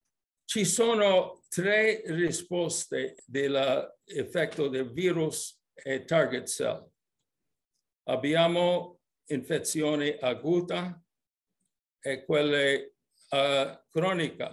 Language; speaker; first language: Italian; early bilingual, heritage; English